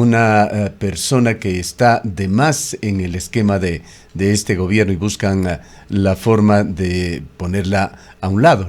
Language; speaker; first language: Spanish; native; Spanish